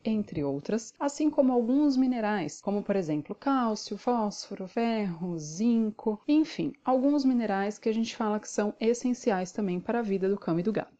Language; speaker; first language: Portuguese; native; Portuguese